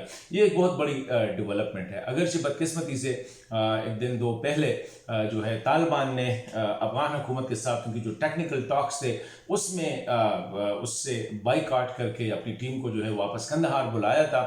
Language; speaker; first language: Hindi; non-native, local second language; Pashto